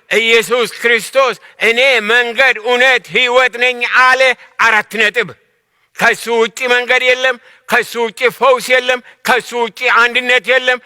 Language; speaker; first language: Amharic; non-native, local second language; Oromo